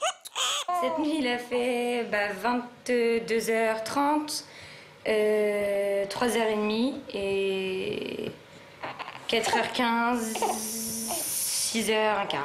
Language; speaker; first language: French; native; French